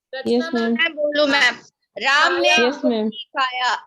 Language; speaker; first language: Hindi; non-native, learner; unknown